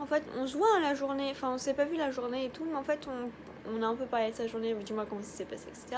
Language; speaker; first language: French; native; French